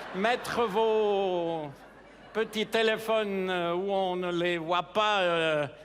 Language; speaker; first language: French; non-native, local second language; German